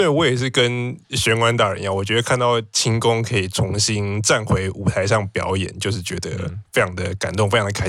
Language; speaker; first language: Chinese; native; Chinese